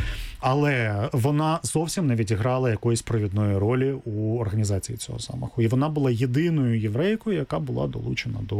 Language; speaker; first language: Ukrainian; native; Ukrainian